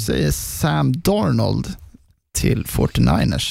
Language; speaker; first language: Swedish; native; Swedish